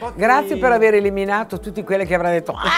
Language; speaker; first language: Italian; native; Italian